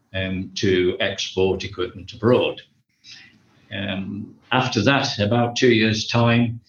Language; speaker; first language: English; native; English